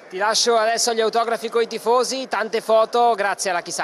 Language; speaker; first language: Italian; native; Italian